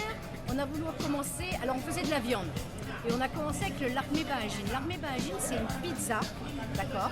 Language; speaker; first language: French; native; French